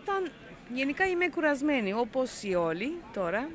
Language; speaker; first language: Greek; early bilingual, heritage; Greek